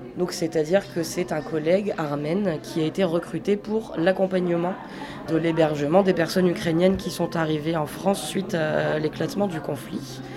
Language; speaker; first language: French; native; French